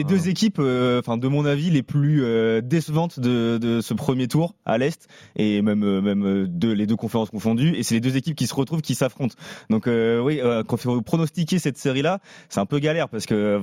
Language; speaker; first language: French; native; French